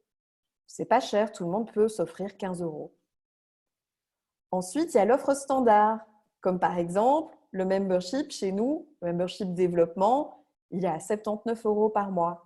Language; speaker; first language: French; native; French